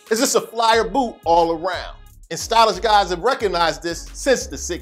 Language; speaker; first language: English; native; English